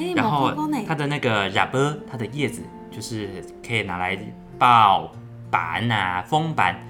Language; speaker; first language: Chinese; native; Chinese